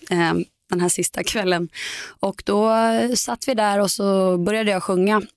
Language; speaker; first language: Swedish; native; Swedish